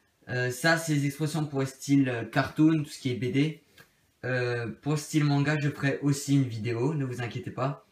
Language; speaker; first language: French; native; French